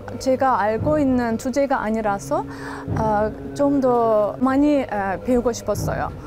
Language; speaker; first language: Korean; non-native, fluent; Azerbaijani